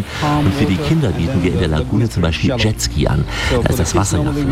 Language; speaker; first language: German; native; German